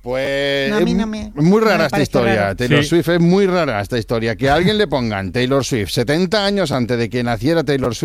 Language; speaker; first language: Spanish; native; Spanish